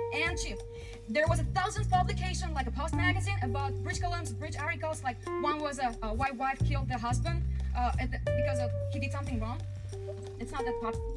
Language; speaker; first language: English; non-native, learner; Russian